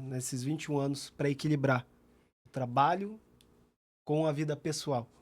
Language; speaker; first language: Portuguese; native; Portuguese